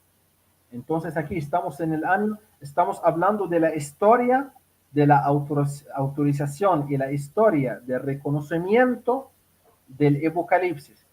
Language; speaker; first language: Spanish; non-native, fluent; Arabic